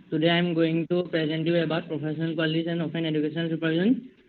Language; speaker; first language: English; non-native, local second language; Assamese